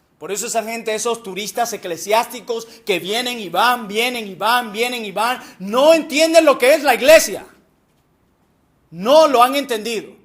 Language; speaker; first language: Spanish; native; Spanish